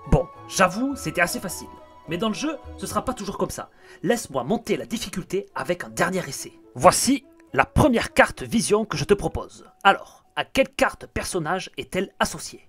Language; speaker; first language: French; native; French